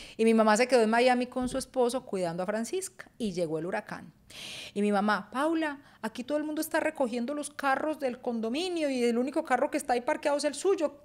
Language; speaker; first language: Spanish; native; Spanish